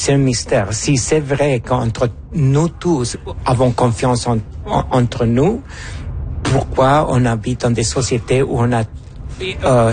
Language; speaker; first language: French; non-native, fluent; Spanish